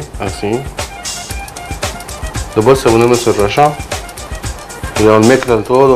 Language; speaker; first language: Spanish; non-native, learner; Arabic